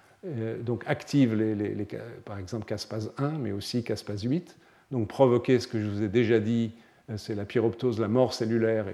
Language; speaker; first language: French; native; French